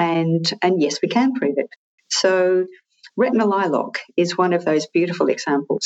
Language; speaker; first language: English; native; English